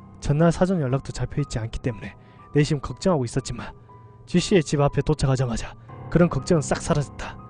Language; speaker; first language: Korean; native; Korean